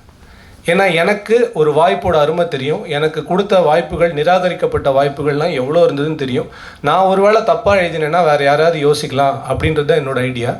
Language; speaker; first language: Tamil; native; Tamil